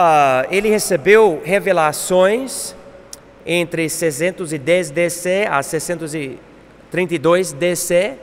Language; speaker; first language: Portuguese; non-native, fluent; English